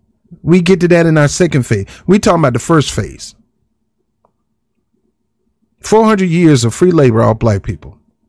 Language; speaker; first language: English; native; English